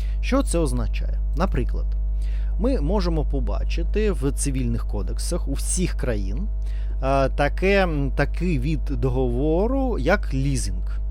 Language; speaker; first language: Ukrainian; non-native, learner; Russian